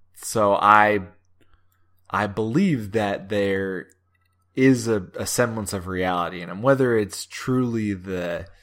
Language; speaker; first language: English; native; English